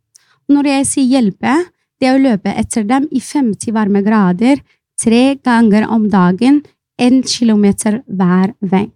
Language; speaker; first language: Norwegian; non-native, fluent; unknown